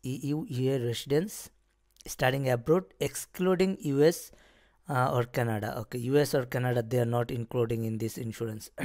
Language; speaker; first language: English; non-native, local second language; Bangla